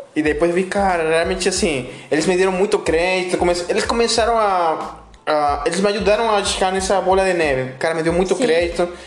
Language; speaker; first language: Portuguese; non-native, fluent; Spanish